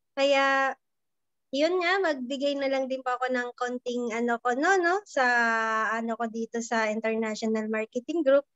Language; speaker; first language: Filipino; native; Filipino